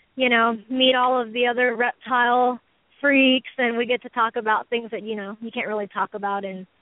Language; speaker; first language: English; native; English